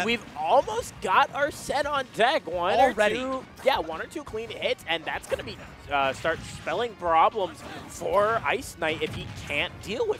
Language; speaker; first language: English; native; English